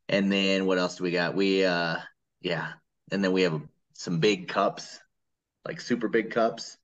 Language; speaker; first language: English; native; English